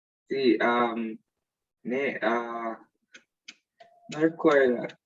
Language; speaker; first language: Spanish; non-native, learner; English